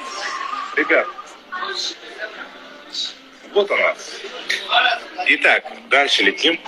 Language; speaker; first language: Russian; native; Russian